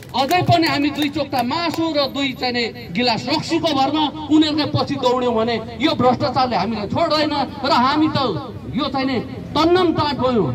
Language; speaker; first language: Nepali; non-native, local second language; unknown